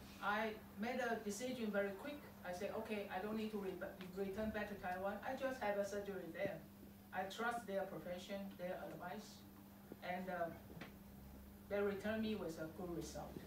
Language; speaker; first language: English; non-native, fluent; Chinese